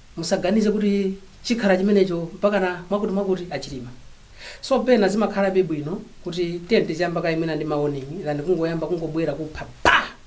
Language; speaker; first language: Nyanja; non-native, local second language; Tumbuka